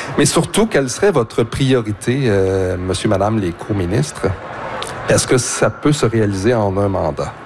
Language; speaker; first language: French; native; French